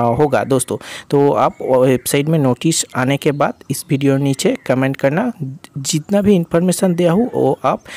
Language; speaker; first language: Hindi; non-native, local second language; Bangla